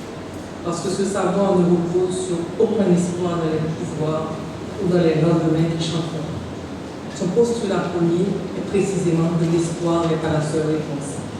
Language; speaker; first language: French; non-native, local second language; Haitian Creole